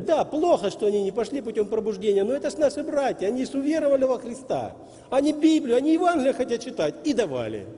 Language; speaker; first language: Russian; native; Russian